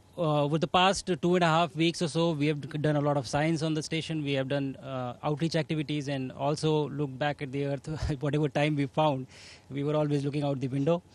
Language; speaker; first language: English; non-native, local second language; Hindi